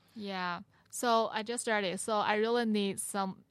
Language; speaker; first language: English; non-native, learner; Chinese